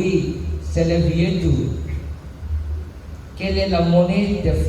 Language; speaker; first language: French; non-native, learner; Sinhala